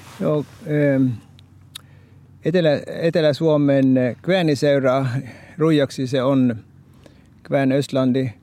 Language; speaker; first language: Finnish; early bilingual, heritage; Norwegian